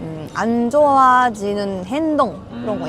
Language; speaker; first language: Korean; non-native, learner; Japanese